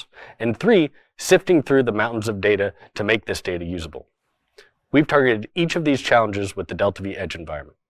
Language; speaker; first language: English; native; English